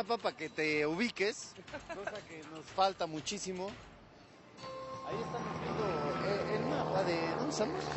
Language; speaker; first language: Spanish; native; Spanish